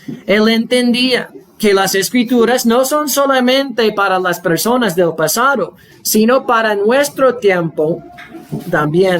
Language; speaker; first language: Spanish; non-native, fluent; English